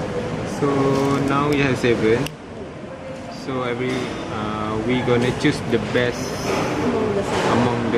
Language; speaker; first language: English; non-native, local second language; Malay